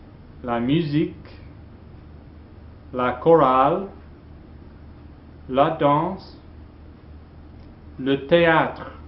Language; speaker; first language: French; non-native, fluent; English